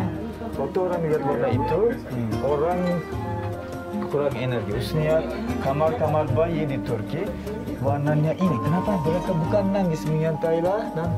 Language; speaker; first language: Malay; non-native, fluent; Turkish